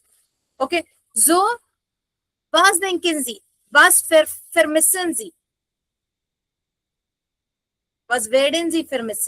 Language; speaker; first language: German; non-native, fluent; Hindi